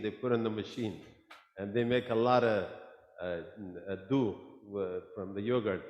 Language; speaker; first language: English; non-native, local second language; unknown